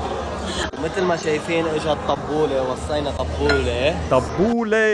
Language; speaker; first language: Arabic; native; Arabic